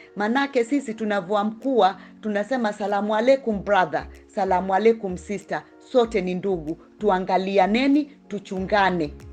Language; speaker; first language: Swahili; native; Swahili